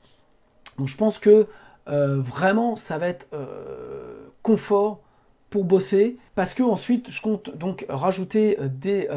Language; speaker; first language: French; native; French